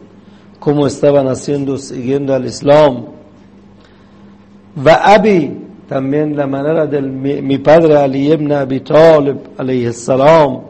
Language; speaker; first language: Spanish; non-native, fluent; Persian